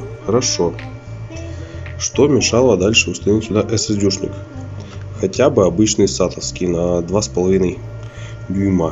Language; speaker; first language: Russian; native; Russian